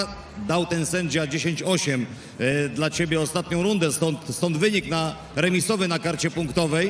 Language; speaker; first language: Polish; native; Polish